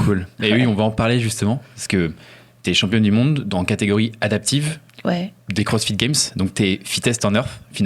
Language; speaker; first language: French; native; French